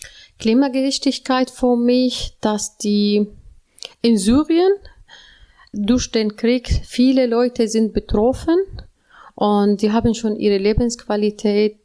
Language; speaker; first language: German; non-native, learner; Arabic